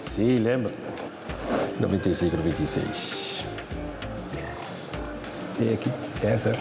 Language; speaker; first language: Portuguese; non-native, fluent; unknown